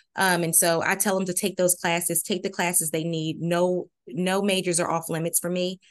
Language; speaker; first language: English; native; English